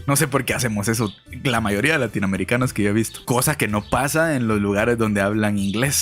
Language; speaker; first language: Spanish; native; Spanish